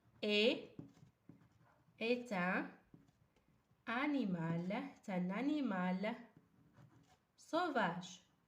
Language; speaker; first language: French; non-native, fluent; Arabic